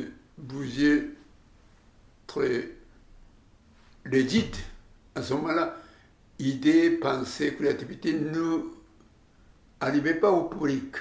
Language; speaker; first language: French; non-native, learner; Japanese